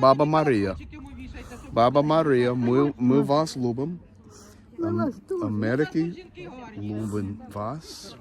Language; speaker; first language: Russian; non-native, learner; English